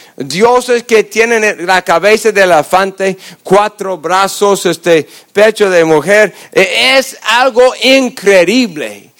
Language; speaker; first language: Spanish; non-native, fluent; English